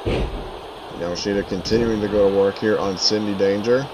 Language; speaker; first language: English; native; English